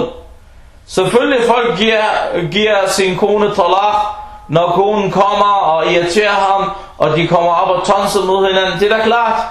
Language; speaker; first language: Danish; non-native, fluent; Arabic